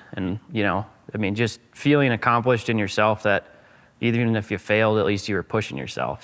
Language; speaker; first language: English; native; English